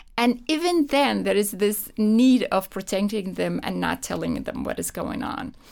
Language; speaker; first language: English; non-native, fluent; Persian